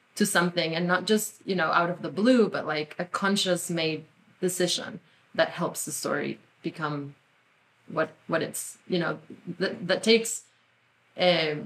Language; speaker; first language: English; non-native, fluent; Spanish